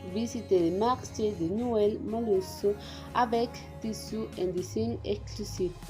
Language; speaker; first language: French; non-native, learner; Spanish